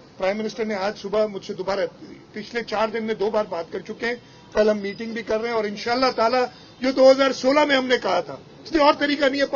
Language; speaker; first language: Urdu; non-native, local second language; Sindhi